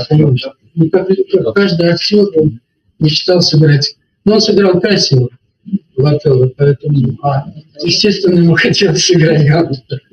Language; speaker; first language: Russian; native; Russian